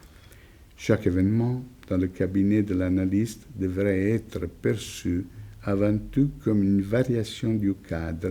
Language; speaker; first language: French; non-native, fluent; Italian